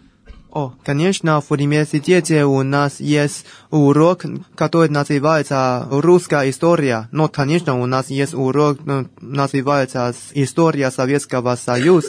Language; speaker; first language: Russian; non-native, fluent; Chinese